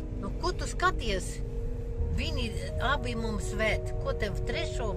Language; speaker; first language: Latvian; non-native, local second language; Russian